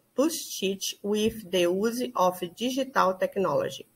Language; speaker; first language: English; non-native, learner; Portuguese